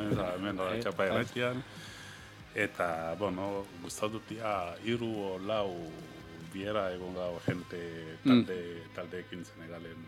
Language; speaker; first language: Basque; non-native, learner; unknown